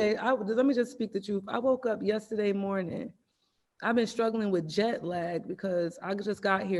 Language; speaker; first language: English; native; English